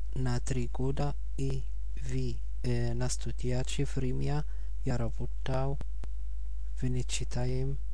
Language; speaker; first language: Russian; non-native, learner; Arabic